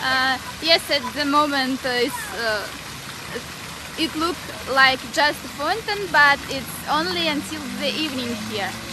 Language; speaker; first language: English; non-native, learner; Russian